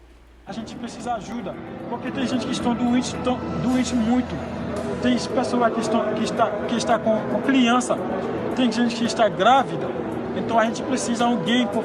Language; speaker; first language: Portuguese; non-native, learner; Haitian Creole